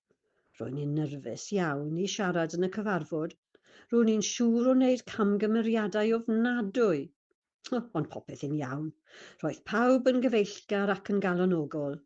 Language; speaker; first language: Welsh; non-native, fluent; English